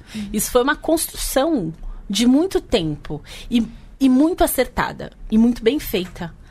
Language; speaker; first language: Portuguese; native; Portuguese